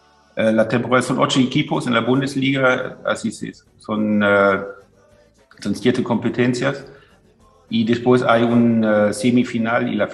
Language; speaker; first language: Spanish; non-native, fluent; German